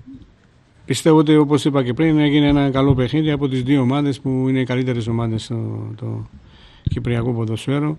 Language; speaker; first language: Greek; non-native, fluent; Georgian